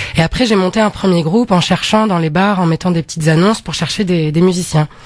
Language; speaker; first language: French; non-native, local second language; Arabic